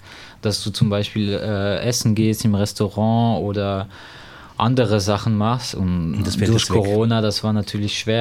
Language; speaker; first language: German; non-native, fluent; French